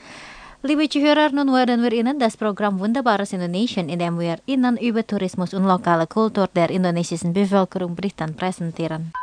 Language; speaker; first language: German; non-native, fluent; Indonesian